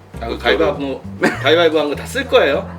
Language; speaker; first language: Korean; native; Korean